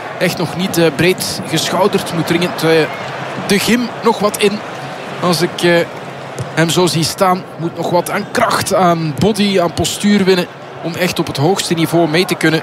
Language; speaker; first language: Dutch; native; Dutch